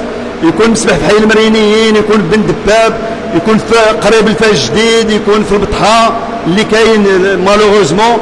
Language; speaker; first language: Arabic; native; Arabic